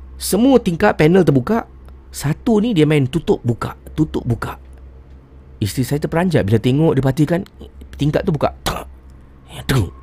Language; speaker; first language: Malay; native; Malay